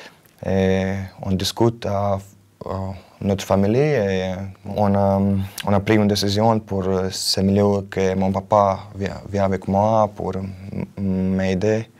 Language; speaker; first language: French; non-native, learner; Croatian